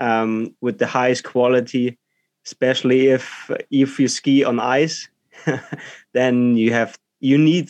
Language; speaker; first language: English; non-native, learner; German